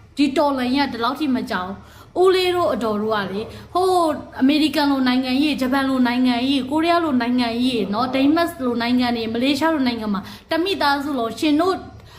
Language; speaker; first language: Burmese; native; Burmese